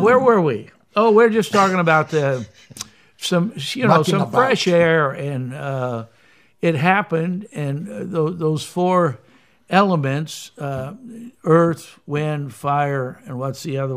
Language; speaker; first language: English; native; English